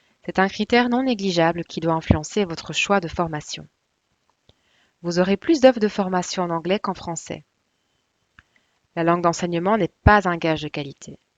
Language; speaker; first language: French; native; French